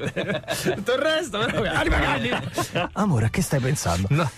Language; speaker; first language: Italian; native; Italian